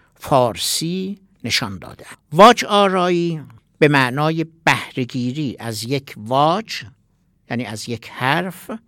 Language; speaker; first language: Persian; non-native, local second language; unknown